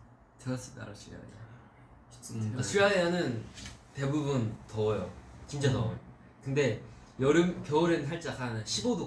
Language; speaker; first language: Korean; early bilingual, heritage; Korean